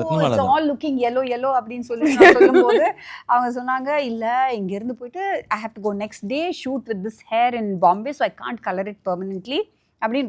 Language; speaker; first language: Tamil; native; Tamil